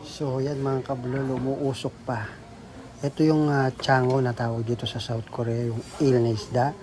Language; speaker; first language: Filipino; native; Filipino